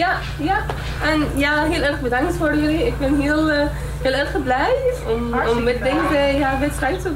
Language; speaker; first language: Dutch; non-native, learner; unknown